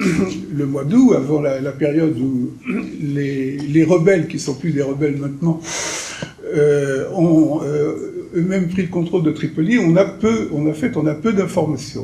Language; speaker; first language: French; native; French